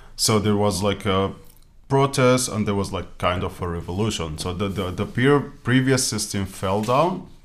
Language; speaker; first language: English; non-native, fluent; Arabic